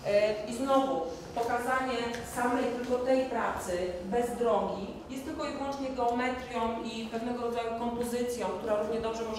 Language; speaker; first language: Polish; native; Polish